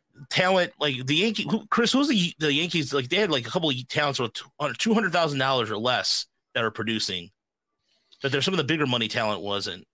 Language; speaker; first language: English; native; English